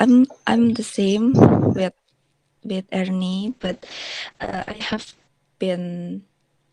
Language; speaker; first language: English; non-native, learner; Indonesian